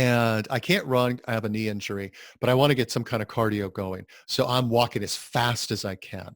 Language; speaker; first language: English; native; English